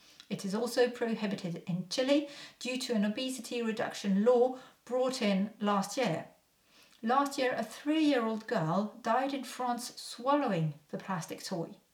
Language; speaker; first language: English; non-native, fluent; French